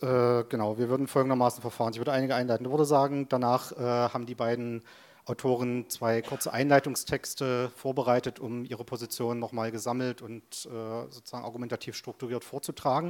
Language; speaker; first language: German; native; German